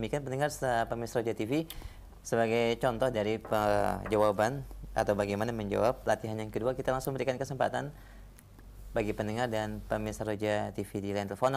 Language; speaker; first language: Indonesian; native; Indonesian